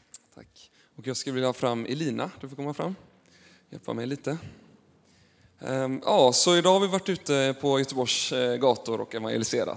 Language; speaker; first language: Swedish; native; Swedish